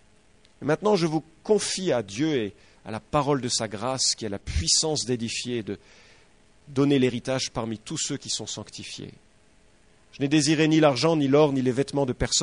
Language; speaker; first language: French; native; French